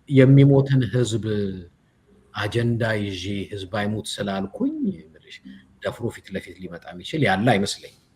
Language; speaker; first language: Amharic; native; Amharic